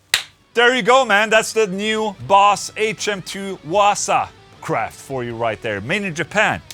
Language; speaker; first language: English; non-native, fluent; Swedish